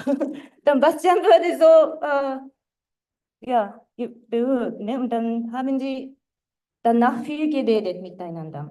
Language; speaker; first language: German; non-native, fluent; Japanese